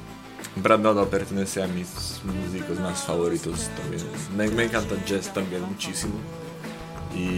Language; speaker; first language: Spanish; non-native, fluent; Slovak